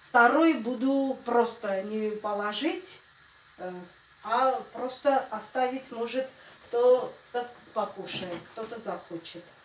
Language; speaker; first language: Russian; non-native, fluent; Armenian